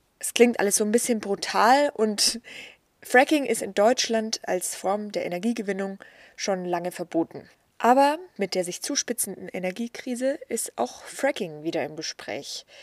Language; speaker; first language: German; native; German